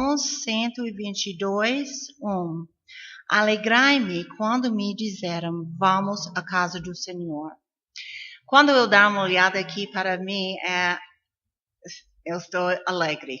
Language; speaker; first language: Portuguese; non-native, fluent; English